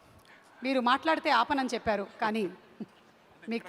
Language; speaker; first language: Telugu; native; Telugu